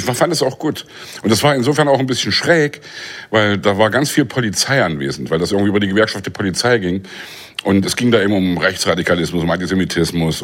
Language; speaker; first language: German; native; German